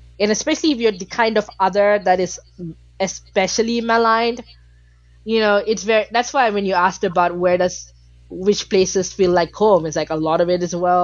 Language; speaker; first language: English; non-native, local second language; Bangla